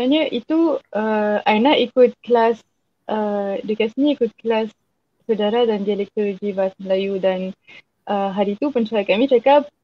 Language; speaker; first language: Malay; non-native, fluent; French